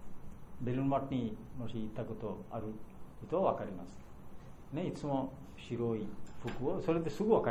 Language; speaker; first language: Japanese; non-native, learner; Bangla